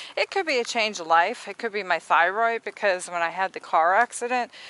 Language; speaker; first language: English; native; English